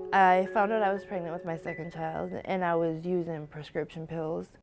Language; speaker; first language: English; native; English